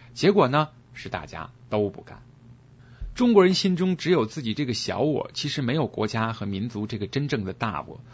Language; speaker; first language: Chinese; native; Chinese